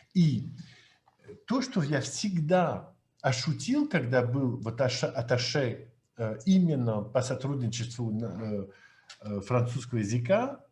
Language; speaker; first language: Russian; non-native, fluent; French